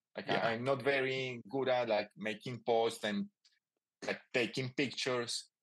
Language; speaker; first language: English; non-native, fluent; Spanish